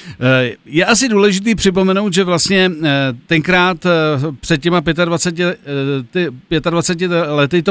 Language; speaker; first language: Czech; native; Czech